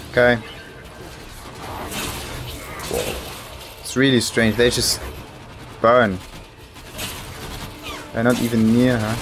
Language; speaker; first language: English; non-native, fluent; German